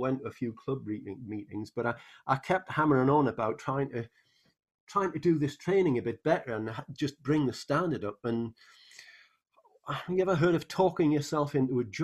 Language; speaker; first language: English; native; English